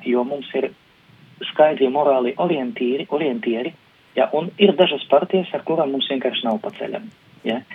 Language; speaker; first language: Latvian; non-native, local second language; Russian